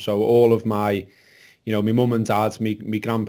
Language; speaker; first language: English; native; English